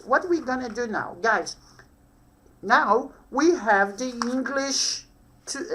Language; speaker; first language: English; non-native, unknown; Portuguese